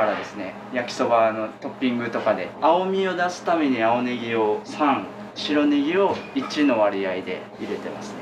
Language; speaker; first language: Japanese; native; Japanese